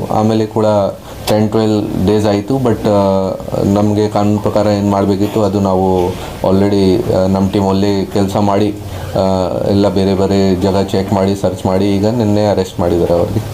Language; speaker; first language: Kannada; non-native, fluent; Hindi